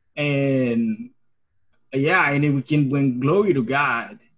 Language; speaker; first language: English; non-native, fluent; Haitian Creole